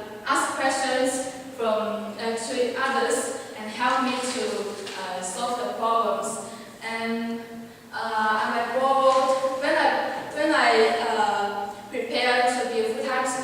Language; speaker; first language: English; non-native, learner; Chinese